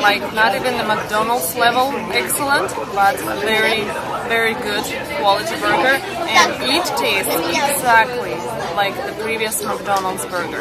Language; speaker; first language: English; non-native, fluent; Russian